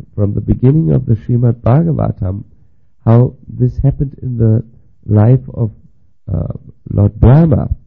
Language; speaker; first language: English; non-native, fluent; German